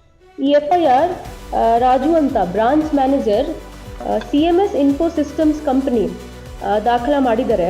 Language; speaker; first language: Kannada; non-native, fluent; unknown